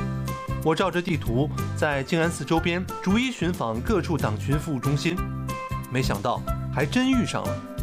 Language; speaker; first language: Chinese; native; Chinese